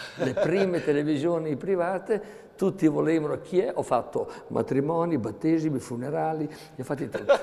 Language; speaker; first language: Italian; native; Italian